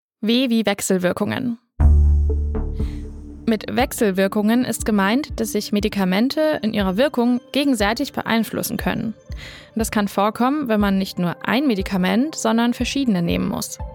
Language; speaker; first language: German; native; German